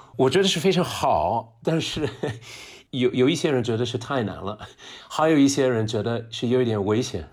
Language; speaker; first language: Chinese; non-native, fluent; English